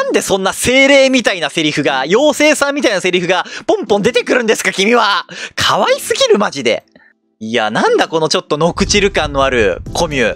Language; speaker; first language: Japanese; native; Japanese